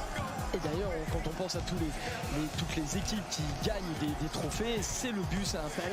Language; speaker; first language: French; native; French